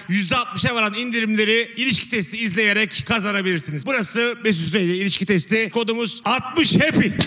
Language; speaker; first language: Turkish; native; Turkish